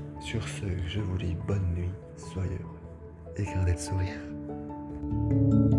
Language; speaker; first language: French; native; French